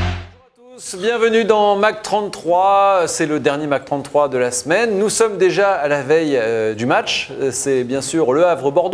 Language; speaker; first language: French; native; French